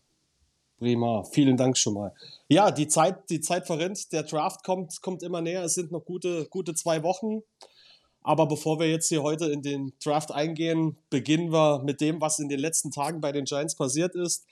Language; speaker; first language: German; native; German